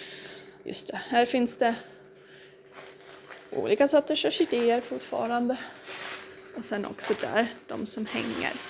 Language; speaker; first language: Swedish; non-native, fluent; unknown